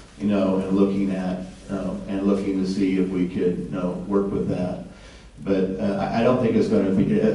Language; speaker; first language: English; native; English